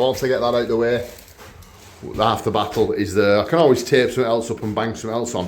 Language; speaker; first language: English; native; English